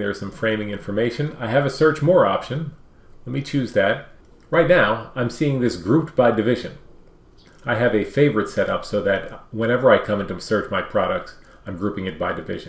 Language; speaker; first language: English; native; English